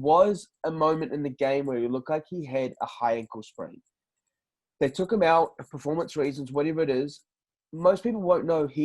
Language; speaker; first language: English; native; English